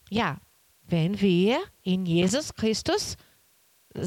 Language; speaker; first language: German; non-native, learner; Portuguese